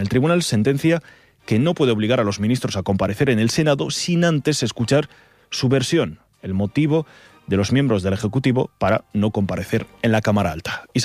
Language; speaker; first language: Spanish; native; Spanish